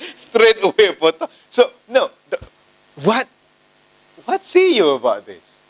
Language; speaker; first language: English; non-native, local second language; Malay